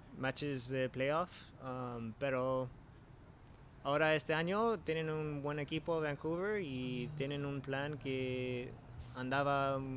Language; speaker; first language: Spanish; early bilingual, heritage; English